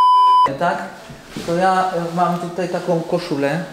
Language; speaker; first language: Polish; native; Polish